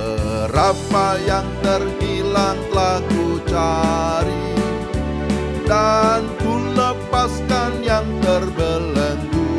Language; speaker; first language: Indonesian; native; Indonesian